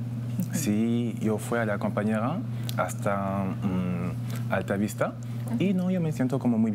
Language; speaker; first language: Spanish; non-native, fluent; French